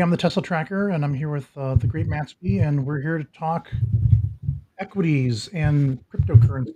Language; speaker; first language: English; native; English